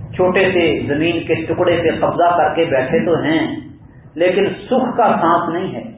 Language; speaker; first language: Urdu; non-native, local second language; Punjabi